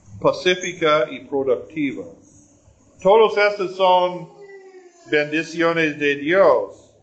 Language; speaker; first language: Spanish; non-native, learner; English